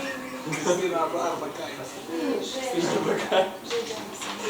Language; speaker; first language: French; non-native, learner; Romanian